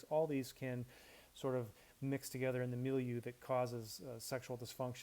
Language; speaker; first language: English; native; English